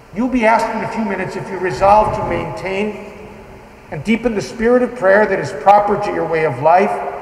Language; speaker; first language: English; native; English